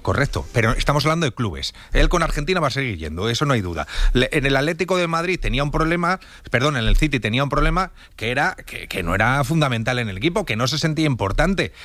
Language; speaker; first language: Spanish; native; Spanish